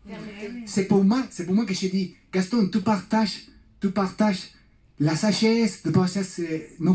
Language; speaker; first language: French; non-native, fluent; Spanish